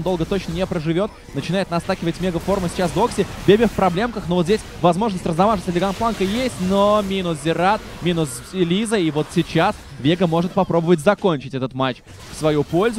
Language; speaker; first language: Russian; native; Russian